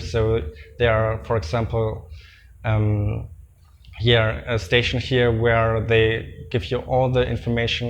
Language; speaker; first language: English; non-native, fluent; German